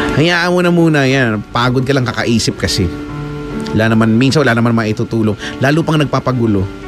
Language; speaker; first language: Filipino; native; Filipino